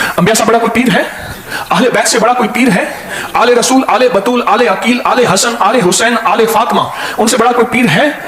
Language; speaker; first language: Urdu; non-native, local second language; Punjabi